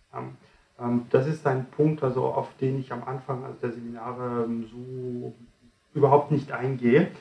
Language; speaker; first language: German; non-native, fluent; French